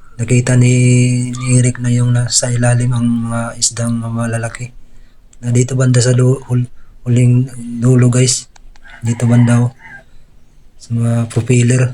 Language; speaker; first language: Filipino; non-native, local second language; Waray